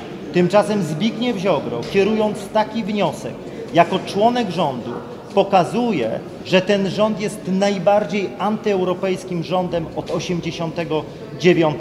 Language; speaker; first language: Polish; native; Polish